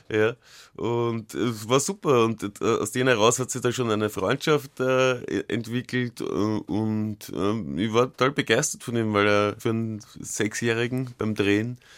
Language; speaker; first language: German; native; German